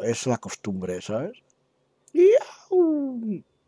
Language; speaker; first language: Spanish; native; Spanish